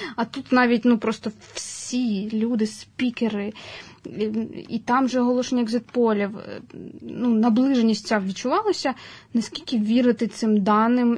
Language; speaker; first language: Ukrainian; native; Ukrainian